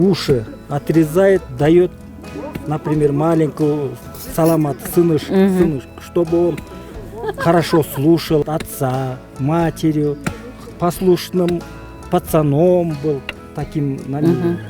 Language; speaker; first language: Russian; non-native, local second language; Kyrgyz